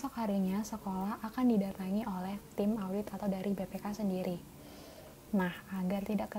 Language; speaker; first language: Indonesian; native; Indonesian